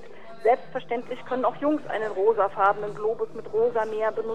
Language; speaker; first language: German; native; German